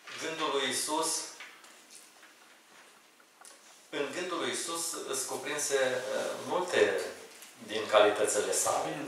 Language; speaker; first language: Romanian; native; Romanian